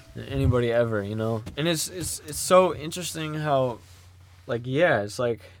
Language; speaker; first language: English; native; English